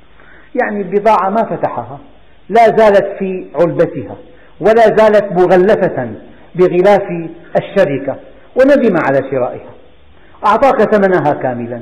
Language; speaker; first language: Arabic; native; Arabic